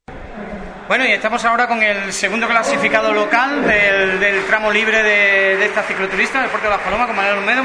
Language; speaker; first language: Spanish; native; Spanish